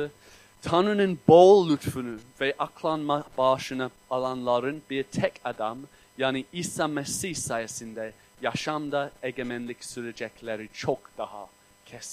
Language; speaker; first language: Turkish; non-native, fluent; English